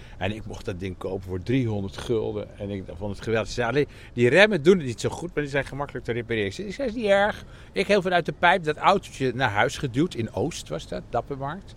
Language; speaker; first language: Dutch; native; Dutch